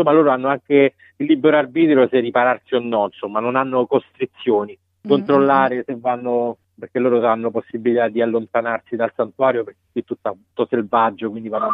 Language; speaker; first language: Italian; native; Italian